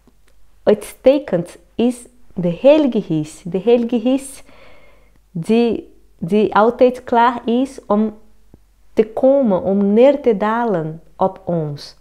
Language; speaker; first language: Dutch; non-native, learner; Portuguese